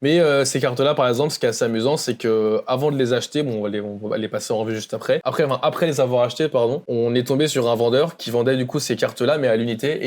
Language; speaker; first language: French; native; French